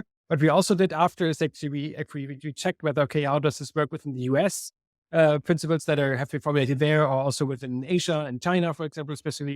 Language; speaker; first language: English; non-native, fluent; German